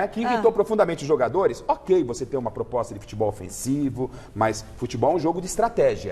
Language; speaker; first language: Portuguese; native; Portuguese